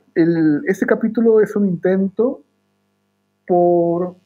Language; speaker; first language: Spanish; native; Spanish